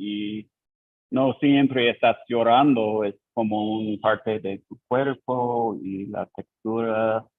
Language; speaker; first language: Spanish; non-native, learner; English